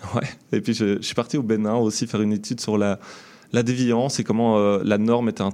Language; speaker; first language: French; native; French